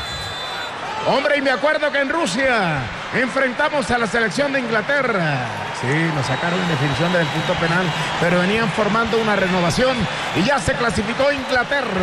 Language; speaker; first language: Spanish; native; Spanish